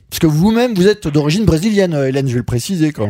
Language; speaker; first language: French; native; French